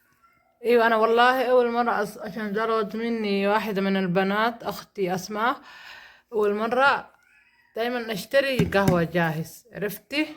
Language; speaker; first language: Arabic; non-native, learner; Somali